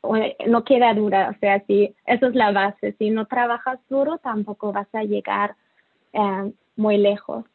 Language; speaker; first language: Spanish; non-native, fluent; German